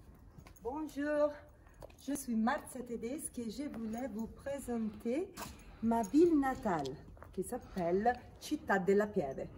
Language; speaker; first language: French; non-native, fluent; Italian